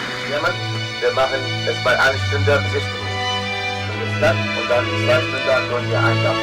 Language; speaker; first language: German; non-native, learner; Arabic